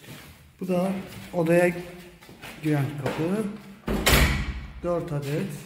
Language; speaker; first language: Turkish; native; Turkish